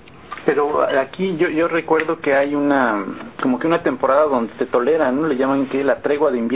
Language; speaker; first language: Spanish; native; Spanish